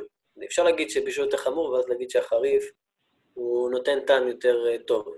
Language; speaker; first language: Hebrew; native; Hebrew